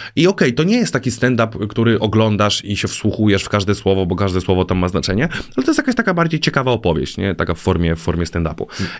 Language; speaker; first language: Polish; native; Polish